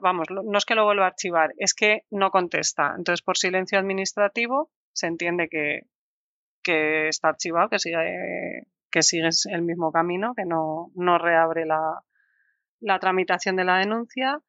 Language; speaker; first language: Spanish; native; Spanish